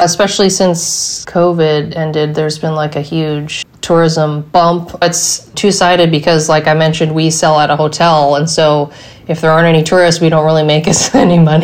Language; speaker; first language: English; native; English